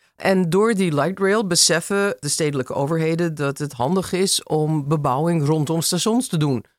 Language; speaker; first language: Dutch; non-native, fluent; English